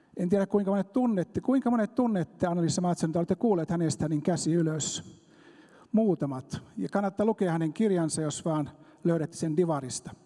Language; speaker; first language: Finnish; native; Finnish